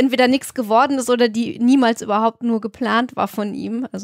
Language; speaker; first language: German; native; German